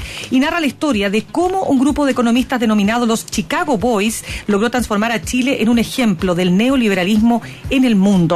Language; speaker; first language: Spanish; native; Spanish